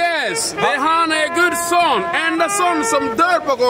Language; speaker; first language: Swedish; non-native, learner; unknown